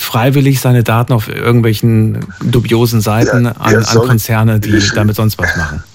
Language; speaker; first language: German; native; German